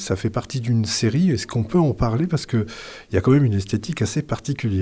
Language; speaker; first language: French; native; French